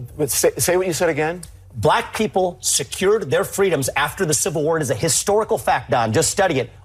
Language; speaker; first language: English; early bilingual, other home language; Hindi